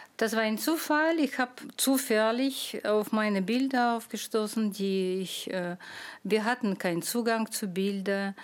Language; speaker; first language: German; non-native, fluent; Russian